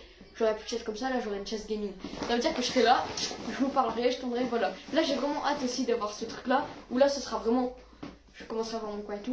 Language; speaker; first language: French; native; French